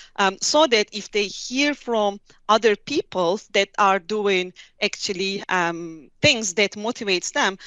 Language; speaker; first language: English; non-native, fluent; Turkish